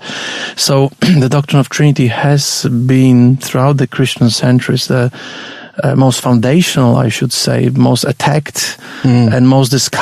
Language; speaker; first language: English; non-native, fluent; Polish